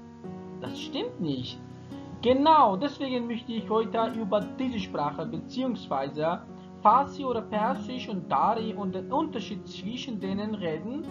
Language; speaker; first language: German; non-native, fluent; Persian